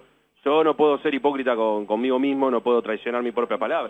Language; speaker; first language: Spanish; native; Spanish